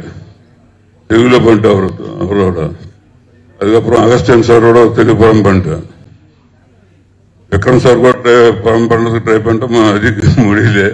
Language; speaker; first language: Tamil; non-native, learner; Telugu